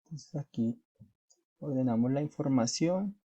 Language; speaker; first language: Spanish; native; Spanish